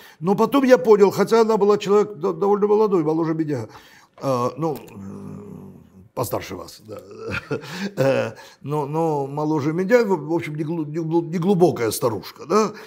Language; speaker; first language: Russian; non-native, local second language; Armenian